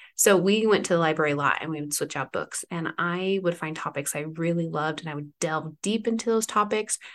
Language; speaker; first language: English; native; English